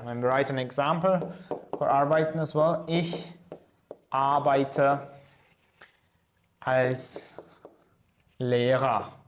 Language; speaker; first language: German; non-native, fluent; Azerbaijani